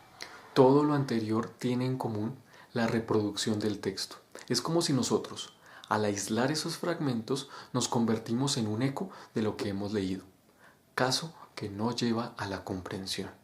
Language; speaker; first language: Spanish; native; Spanish